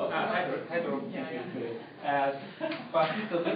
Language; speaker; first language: English; non-native, learner; Japanese